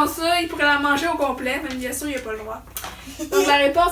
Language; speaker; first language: French; native; French